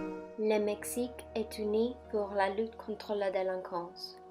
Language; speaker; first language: French; non-native, learner; Spanish